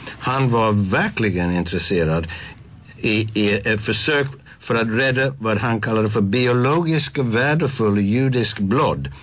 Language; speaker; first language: Swedish; non-native, fluent; English